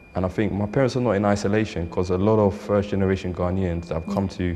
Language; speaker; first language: English; native; English